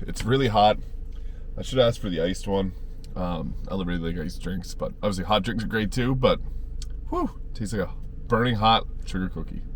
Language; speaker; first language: English; native; English